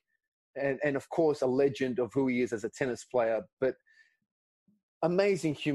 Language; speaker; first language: English; non-native, local second language; Greek